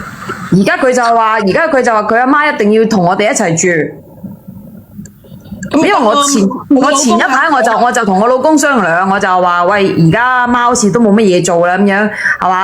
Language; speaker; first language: Cantonese; native; Cantonese